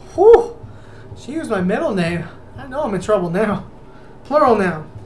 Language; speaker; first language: English; early bilingual, other home language; Spanish